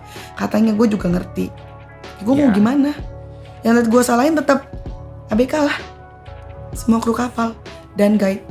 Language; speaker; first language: Indonesian; native; Indonesian